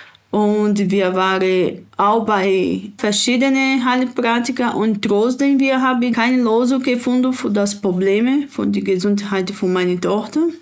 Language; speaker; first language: German; non-native, learner; Portuguese